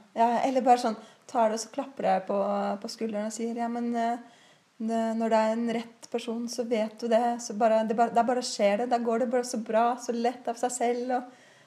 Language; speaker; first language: Norwegian; native; Norwegian